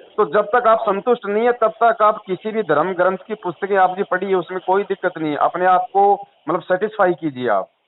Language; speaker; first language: Hindi; native; Hindi